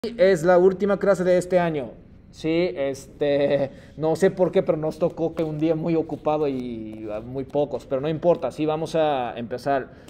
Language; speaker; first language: Spanish; non-native, fluent; Japanese